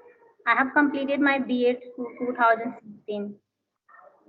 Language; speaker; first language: English; non-native, learner; Hindi